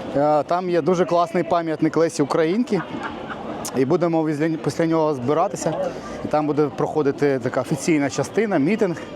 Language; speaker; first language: Ukrainian; native; Ukrainian